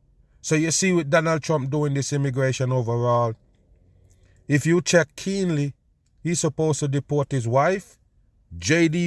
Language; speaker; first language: English; native; English